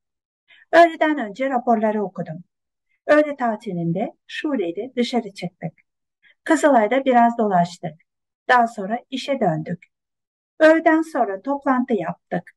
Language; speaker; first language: Turkish; non-native, fluent; Kazakh